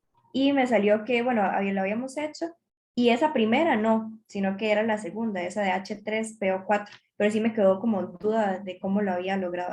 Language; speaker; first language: Spanish; native; Spanish